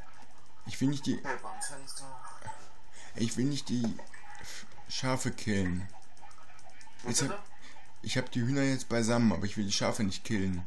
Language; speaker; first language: German; native; German